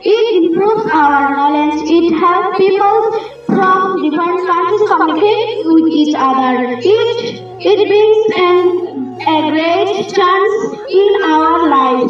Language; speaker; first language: English; non-native, local second language; Bangla